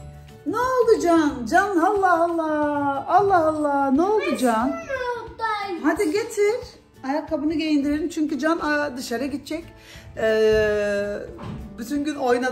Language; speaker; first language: Turkish; early bilingual, heritage; Turkish